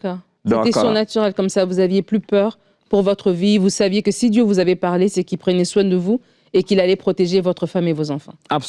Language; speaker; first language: French; native; French